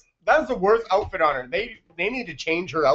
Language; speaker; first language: English; native; English